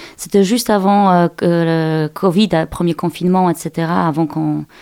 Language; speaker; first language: French; non-native, fluent; Polish